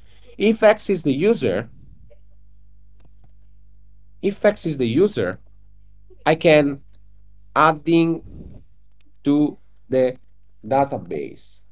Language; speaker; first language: English; non-native, learner; Italian